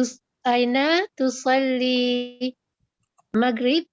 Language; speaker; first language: Arabic; non-native, learner; Malay